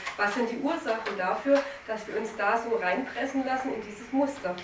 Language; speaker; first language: German; native; German